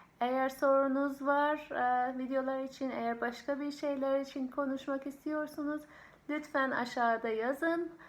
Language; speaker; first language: Turkish; non-native, fluent; Persian